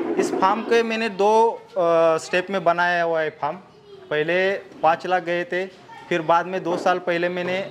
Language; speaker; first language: Hindi; non-native, local second language; Marathi